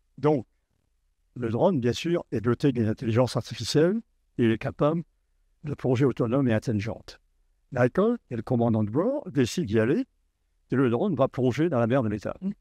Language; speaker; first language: French; native; French